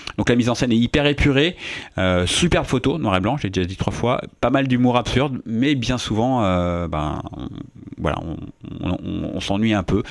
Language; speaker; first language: French; native; French